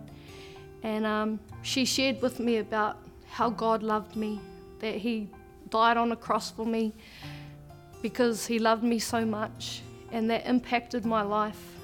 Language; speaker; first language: English; native; English